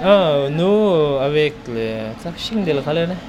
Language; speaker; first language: French; non-native, learner; Tibetan